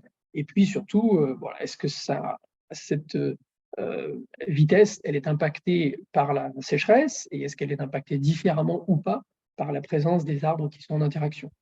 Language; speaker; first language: French; native; French